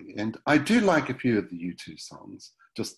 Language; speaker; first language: English; native; English